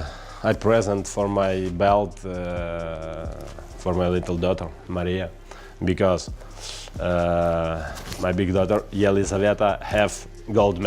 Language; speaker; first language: English; non-native, learner; Russian